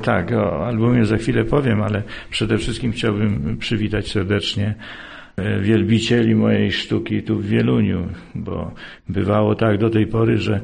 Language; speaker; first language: Polish; native; Polish